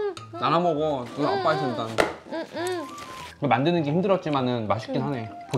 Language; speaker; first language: Korean; native; Korean